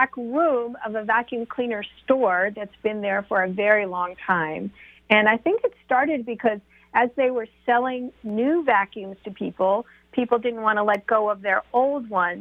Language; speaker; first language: English; native; English